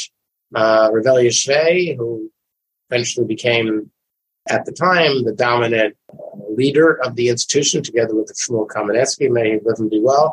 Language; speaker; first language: English; native; English